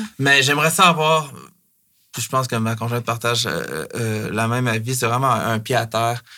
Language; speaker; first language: French; native; French